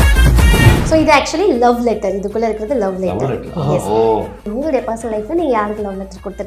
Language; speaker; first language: Tamil; native; Tamil